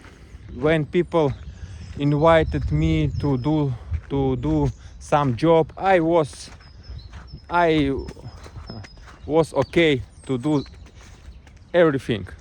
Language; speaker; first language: English; non-native, learner; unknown